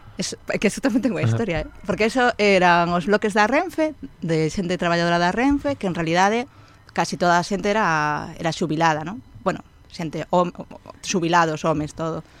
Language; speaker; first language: Galician; non-native, local second language; Spanish